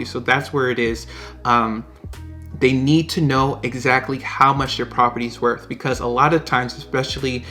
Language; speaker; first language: English; native; English